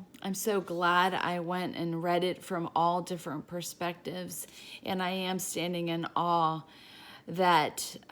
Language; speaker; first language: English; native; English